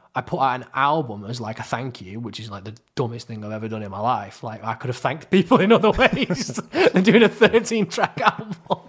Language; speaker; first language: English; native; English